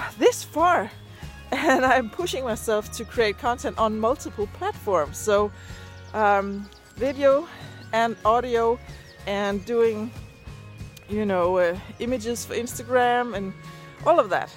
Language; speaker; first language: English; non-native, fluent; Danish